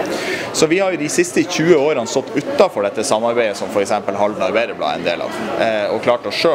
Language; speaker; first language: Norwegian; native; Norwegian